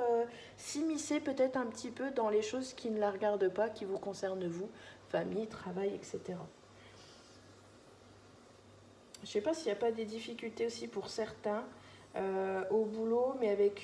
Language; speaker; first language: French; native; French